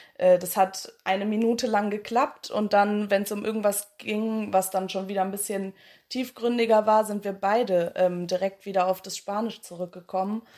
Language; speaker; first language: German; native; German